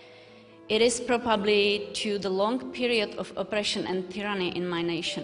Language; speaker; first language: English; non-native, learner; Czech